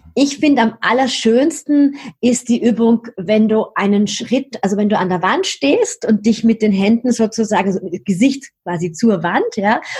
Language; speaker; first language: German; native; German